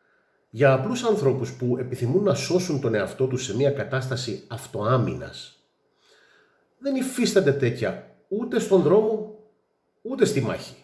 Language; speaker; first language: Greek; native; Greek